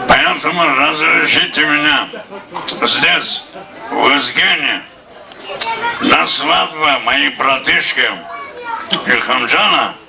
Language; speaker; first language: Russian; non-native, local second language; Uzbek